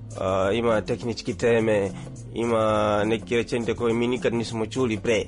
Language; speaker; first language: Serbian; non-native, fluent; Swahili